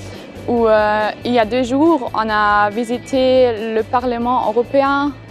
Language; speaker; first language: French; non-native, fluent; German